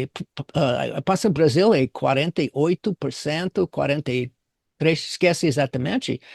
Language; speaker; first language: Portuguese; non-native, fluent; English